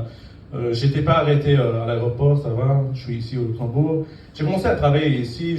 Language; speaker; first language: French; non-native, fluent; Arabic